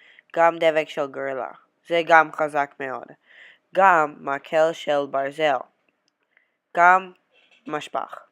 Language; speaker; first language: Hebrew; non-native, learner; English